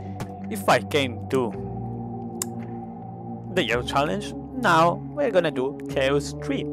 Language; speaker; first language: English; non-native, learner; Italian